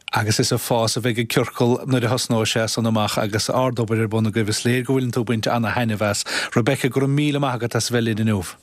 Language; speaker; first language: Irish; native; Irish